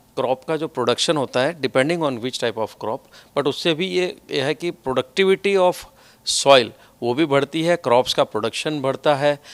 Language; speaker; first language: Hindi; non-native, local second language; Gujarati